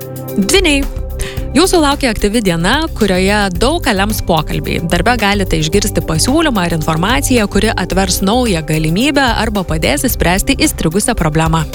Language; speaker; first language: Lithuanian; native; Lithuanian